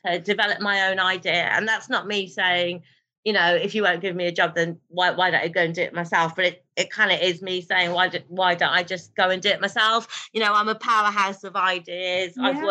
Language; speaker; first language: English; non-native, local second language; Urdu